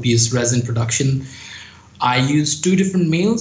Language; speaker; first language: English; non-native, local second language; Hindi